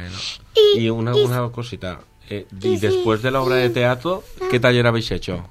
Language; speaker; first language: Spanish; native; Spanish